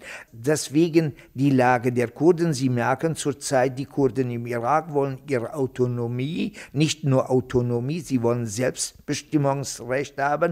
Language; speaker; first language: German; non-native, fluent; Kurdish